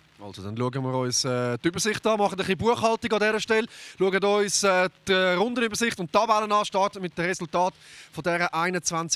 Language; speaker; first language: German; native; German